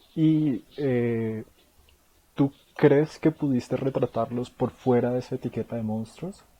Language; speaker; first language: Spanish; native; Spanish